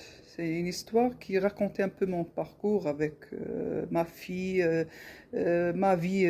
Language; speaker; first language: French; non-native, local second language; Arabic